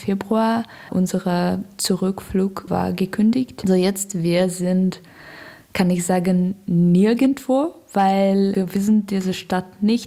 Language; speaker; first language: German; non-native, learner; Russian